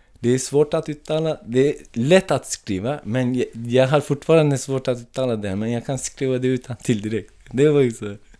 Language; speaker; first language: Swedish; non-native, fluent; Turkish